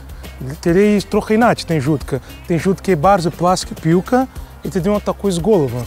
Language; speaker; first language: Polish; non-native, learner; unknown